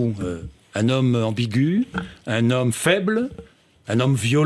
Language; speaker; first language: French; native; French